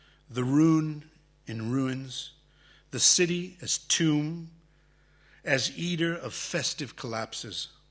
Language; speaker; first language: English; early bilingual, other home language; Spanish